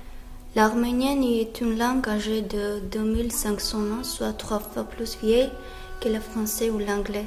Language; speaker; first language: French; non-native, fluent; Armenian